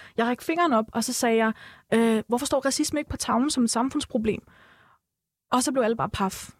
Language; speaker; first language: Danish; early bilingual, other home language; Turkish